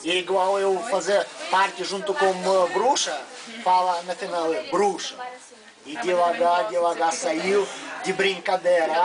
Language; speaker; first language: Portuguese; non-native, learner; Russian